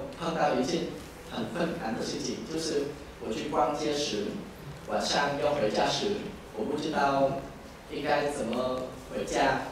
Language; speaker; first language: Chinese; non-native, fluent; Vietnamese